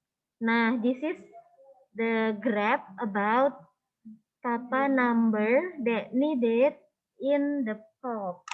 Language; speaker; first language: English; non-native, learner; Indonesian